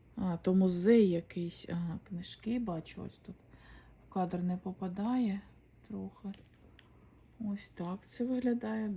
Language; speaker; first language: Ukrainian; non-native, local second language; Russian